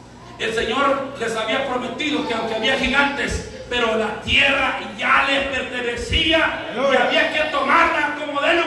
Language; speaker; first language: Spanish; native; Spanish